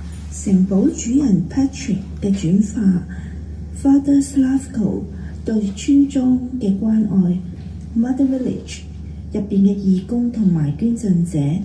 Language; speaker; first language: Cantonese; native; Cantonese